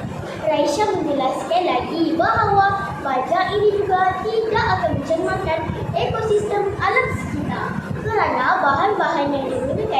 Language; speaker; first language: Malay; native; Malay